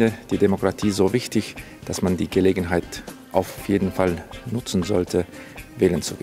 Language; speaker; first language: German; non-native, fluent; Estonian